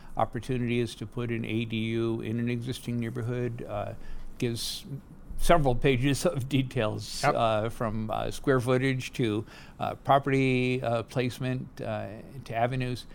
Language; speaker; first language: English; native; English